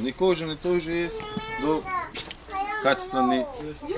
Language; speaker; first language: Russian; non-native, learner; Turkish